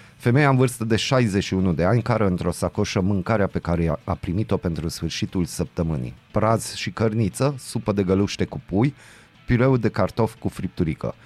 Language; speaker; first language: Romanian; native; Romanian